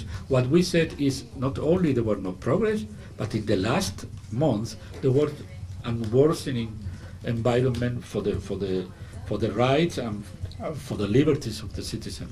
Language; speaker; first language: English; non-native, fluent; Spanish